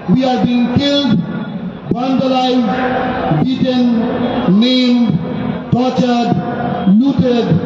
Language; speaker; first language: English; non-native, local second language; Bangla